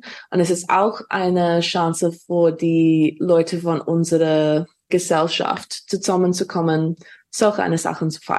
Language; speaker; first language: German; non-native, fluent; English